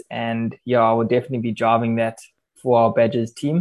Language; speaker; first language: English; native; English